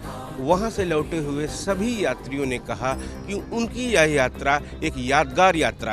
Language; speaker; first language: Hindi; native; Hindi